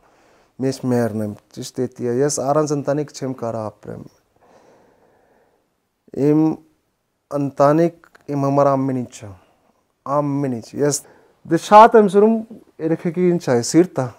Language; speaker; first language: Armenian; non-native, learner; Hindi